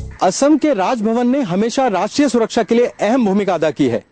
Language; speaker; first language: Hindi; native; Hindi